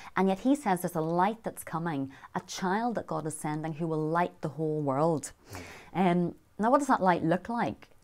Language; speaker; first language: English; native; English